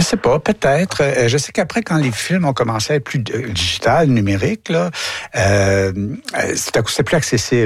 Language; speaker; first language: French; native; French